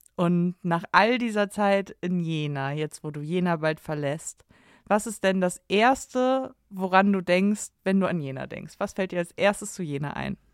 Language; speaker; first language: German; native; German